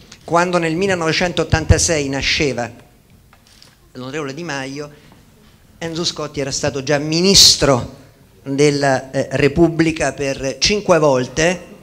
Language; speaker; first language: Italian; native; Italian